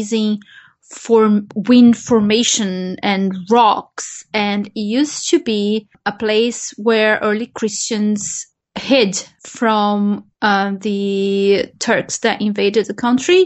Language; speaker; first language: English; non-native, fluent; Portuguese